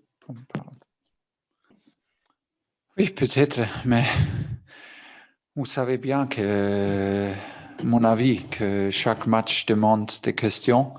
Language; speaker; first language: French; non-native, fluent; German